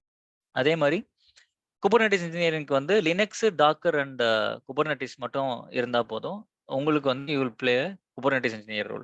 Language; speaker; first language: Tamil; native; Tamil